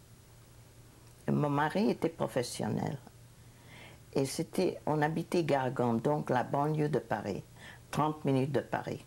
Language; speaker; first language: French; non-native, fluent; Hungarian